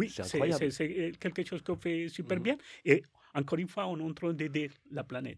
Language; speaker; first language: French; non-native, learner; Spanish